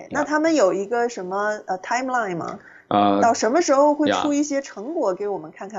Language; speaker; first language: Chinese; native; Chinese